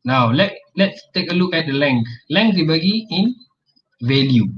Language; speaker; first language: English; non-native, local second language; Malay